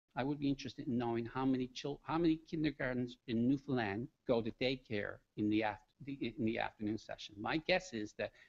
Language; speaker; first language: English; native; English